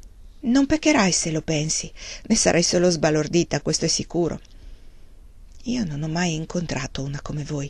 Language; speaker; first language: Italian; native; Italian